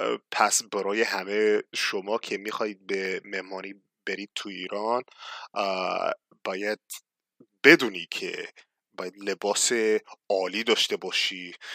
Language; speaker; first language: Persian; non-native, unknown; English